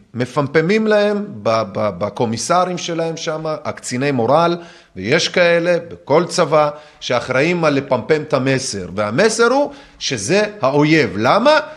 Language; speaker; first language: Hebrew; early bilingual, other home language; Russian